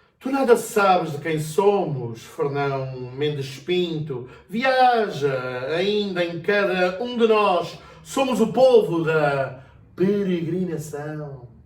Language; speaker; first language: Portuguese; native; Portuguese